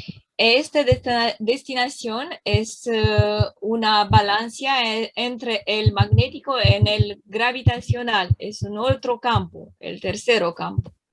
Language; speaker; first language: Spanish; non-native, learner; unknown